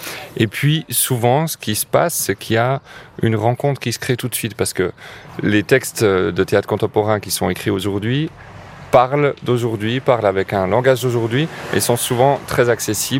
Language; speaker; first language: French; native; French